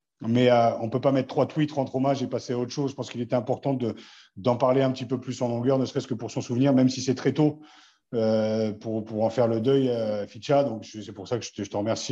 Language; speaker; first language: French; native; French